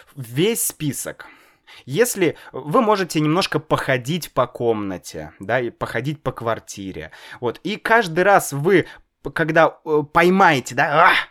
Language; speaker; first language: Russian; native; Russian